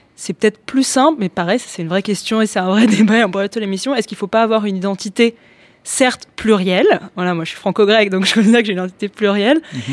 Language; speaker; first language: French; early bilingual, heritage; Greek